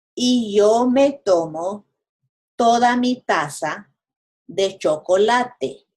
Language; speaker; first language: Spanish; non-native, fluent; English